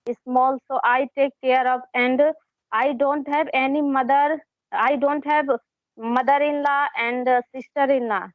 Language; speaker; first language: English; non-native, learner; Hindi